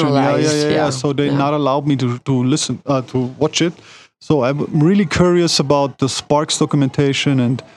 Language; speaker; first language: English; non-native, fluent; German